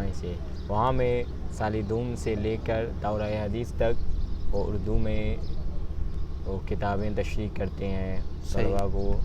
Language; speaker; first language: Hindi; non-native, learner; Burmese